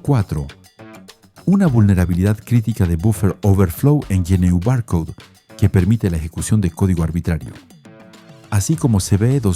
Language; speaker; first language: Spanish; non-native, fluent; French